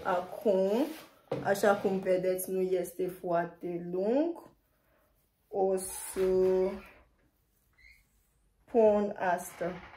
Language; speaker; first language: Romanian; non-native, fluent; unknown